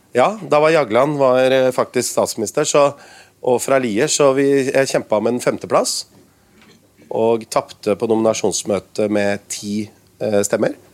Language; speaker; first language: Norwegian; early bilingual, other home language; Urdu